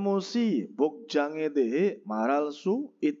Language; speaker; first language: Korean; non-native, fluent; Indonesian